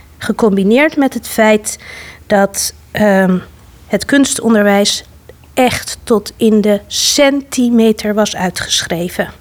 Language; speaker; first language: Dutch; native; Dutch